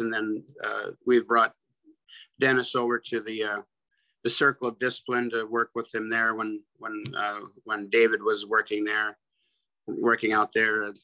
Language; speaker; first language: English; native; English